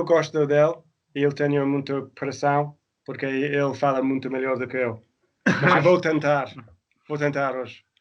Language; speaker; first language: Portuguese; non-native, fluent; English